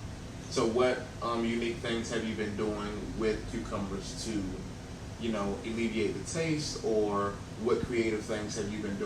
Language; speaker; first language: English; native; English